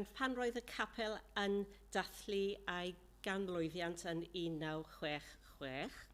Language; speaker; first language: Welsh; non-native, local second language; English